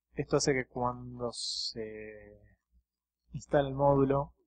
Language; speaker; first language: Spanish; native; Spanish